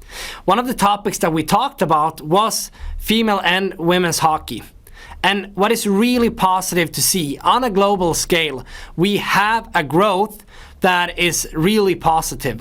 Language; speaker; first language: English; non-native, fluent; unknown